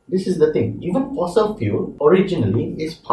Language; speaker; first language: English; non-native, local second language; Malay